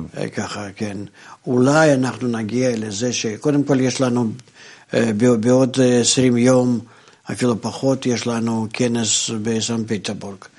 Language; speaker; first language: Hebrew; non-native, fluent; Russian